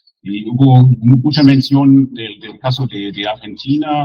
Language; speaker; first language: Spanish; non-native, fluent; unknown